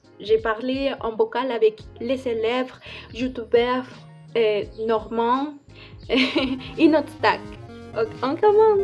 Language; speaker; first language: French; non-native, fluent; Spanish